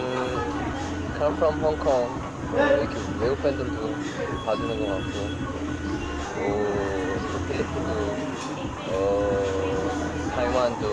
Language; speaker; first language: Korean; native; Korean